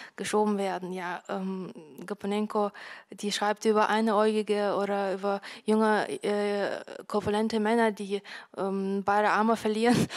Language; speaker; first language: German; non-native, fluent; Ukrainian